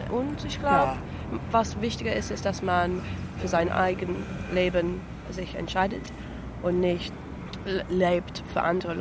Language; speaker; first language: German; non-native, fluent; English